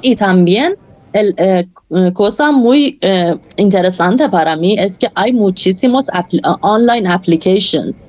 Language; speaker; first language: Spanish; non-native, fluent; Persian